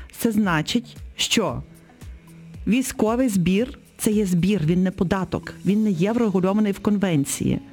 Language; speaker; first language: Ukrainian; native; Ukrainian